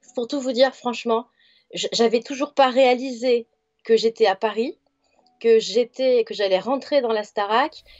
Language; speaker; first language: French; native; French